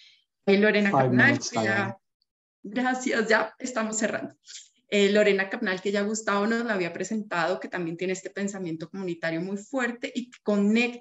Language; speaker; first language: Spanish; native; Spanish